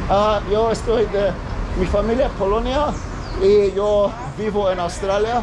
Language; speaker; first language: Portuguese; non-native, learner; Polish